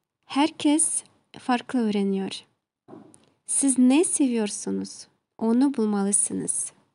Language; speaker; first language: Turkish; non-native, learner; Kazakh